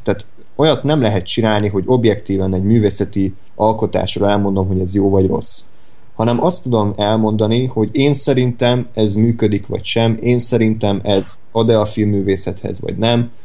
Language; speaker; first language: Hungarian; native; Hungarian